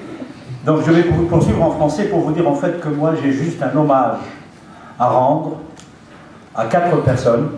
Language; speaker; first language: French; non-native, local second language; Arabic